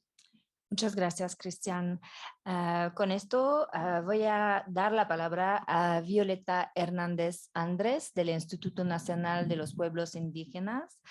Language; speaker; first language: Spanish; non-native, fluent; French